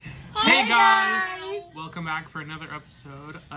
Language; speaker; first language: English; native; English